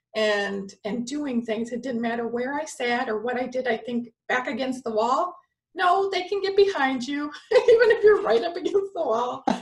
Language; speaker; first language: English; native; English